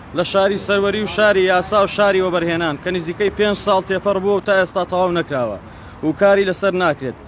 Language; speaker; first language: Central Kurdish; native; Central Kurdish